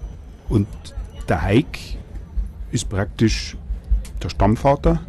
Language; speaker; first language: German; native; German